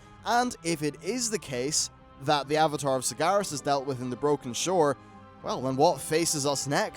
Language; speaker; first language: English; native; English